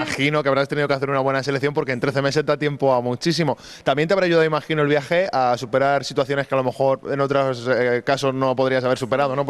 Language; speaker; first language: Spanish; native; Spanish